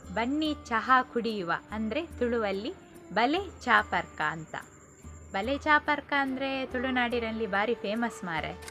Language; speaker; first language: Kannada; non-native, local second language; Tulu